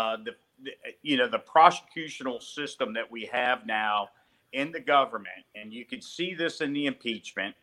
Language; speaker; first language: English; native; English